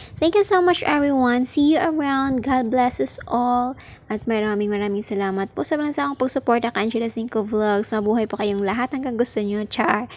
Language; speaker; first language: Filipino; non-native, local second language; Hiligaynon